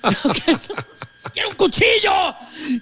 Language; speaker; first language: Spanish; native; Spanish